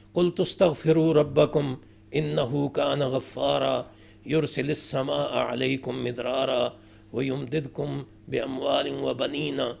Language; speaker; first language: Urdu; native; Urdu